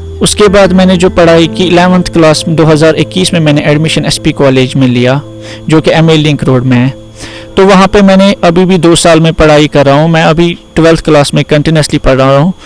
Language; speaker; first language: Urdu; non-native, local second language; Kashmiri